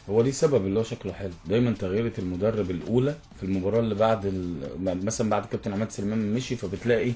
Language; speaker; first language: Arabic; native; Arabic